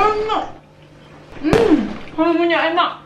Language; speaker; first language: Indonesian; non-native, learner; Japanese